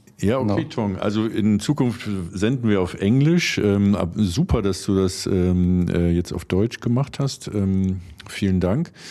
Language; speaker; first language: German; native; German